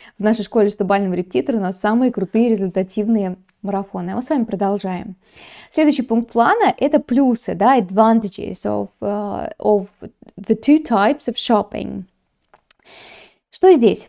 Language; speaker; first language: Russian; native; Russian